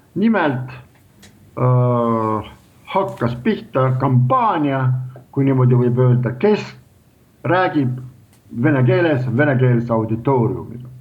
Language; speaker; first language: Estonian; non-native, local second language; Russian